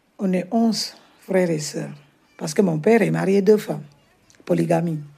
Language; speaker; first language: French; non-native, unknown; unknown